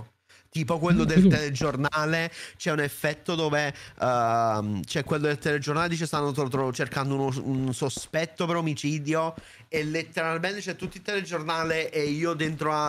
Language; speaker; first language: Italian; native; Italian